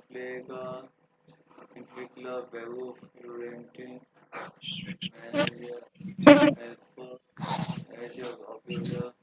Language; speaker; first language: German; non-native, fluent; Urdu